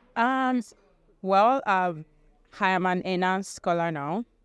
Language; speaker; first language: English; non-native, local second language; Yoruba